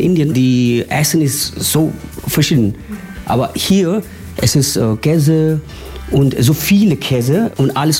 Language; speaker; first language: German; non-native, learner; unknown